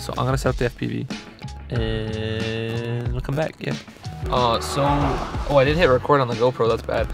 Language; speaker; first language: English; native; English